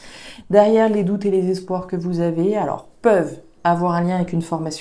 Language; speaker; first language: French; native; French